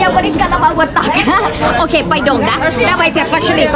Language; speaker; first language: Russian; non-native, learner; Thai